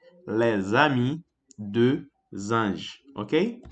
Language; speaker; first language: French; non-native, fluent; Portuguese